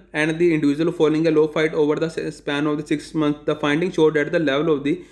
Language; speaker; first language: English; non-native, local second language; Punjabi